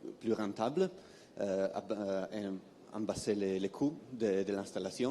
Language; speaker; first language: French; non-native, fluent; Italian